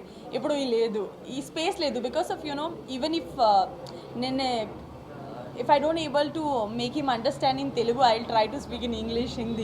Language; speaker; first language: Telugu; non-native, learner; Gujarati